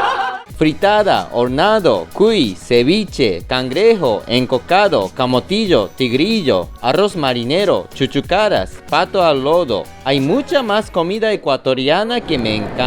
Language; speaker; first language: Spanish; non-native, fluent; Japanese